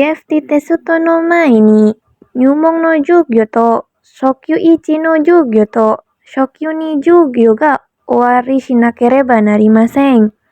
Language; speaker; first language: Japanese; non-native, learner; Indonesian